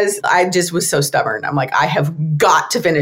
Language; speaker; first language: English; native; English